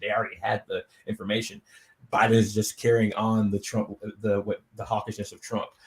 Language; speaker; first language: English; native; English